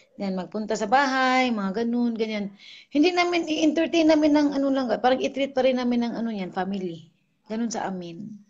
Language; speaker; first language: Filipino; non-native, local second language; Cebuano